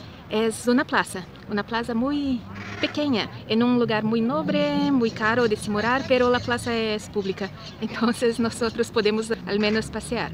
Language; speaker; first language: Spanish; non-native, learner; Portuguese